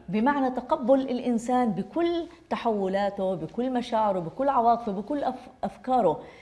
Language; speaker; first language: Arabic; native; Arabic